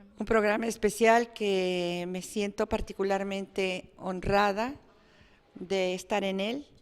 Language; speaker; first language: Spanish; native; Spanish